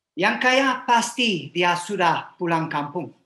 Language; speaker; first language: Indonesian; non-native, learner; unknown